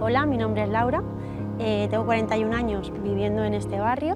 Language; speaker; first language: Spanish; native; Spanish